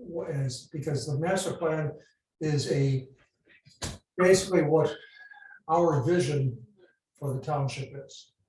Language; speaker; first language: English; native; English